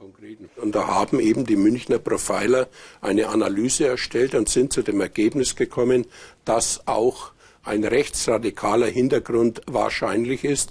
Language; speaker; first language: German; native; German